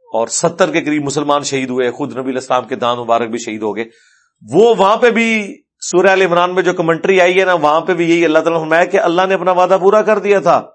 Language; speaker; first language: Urdu; non-native, local second language; Punjabi